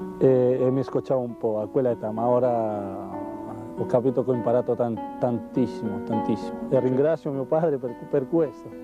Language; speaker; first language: Italian; non-native, fluent; Spanish